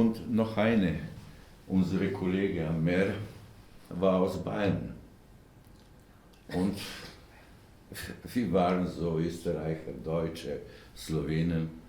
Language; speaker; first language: German; non-native, learner; Slovenian